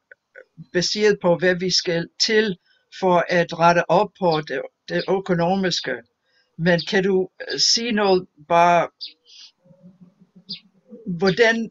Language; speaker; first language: Danish; non-native, fluent; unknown